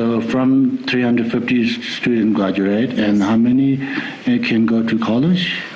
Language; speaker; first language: English; non-native, learner; Tibetan